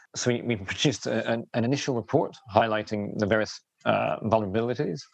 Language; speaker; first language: English; native; English